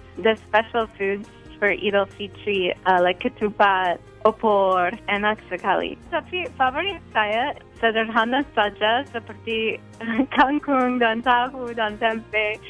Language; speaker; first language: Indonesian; non-native, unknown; English